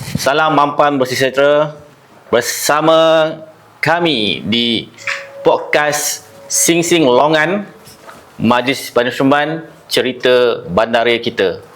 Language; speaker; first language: Malay; native; Malay